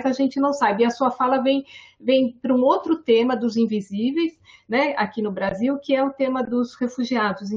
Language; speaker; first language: Portuguese; native; Portuguese